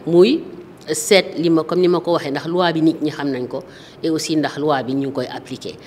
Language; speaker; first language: Wolof; native; Wolof